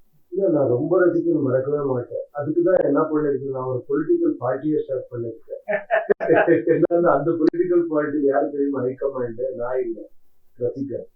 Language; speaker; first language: Tamil; non-native, learner; Kannada